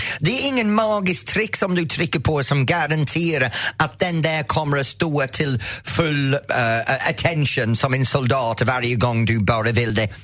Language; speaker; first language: Swedish; non-native, fluent; English